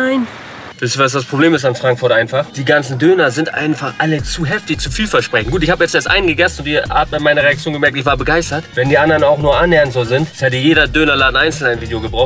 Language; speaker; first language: German; native; German